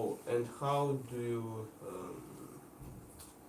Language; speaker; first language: English; non-native, learner; Russian